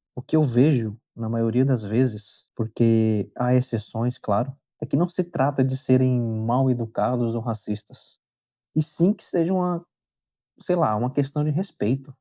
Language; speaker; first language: Portuguese; native; Portuguese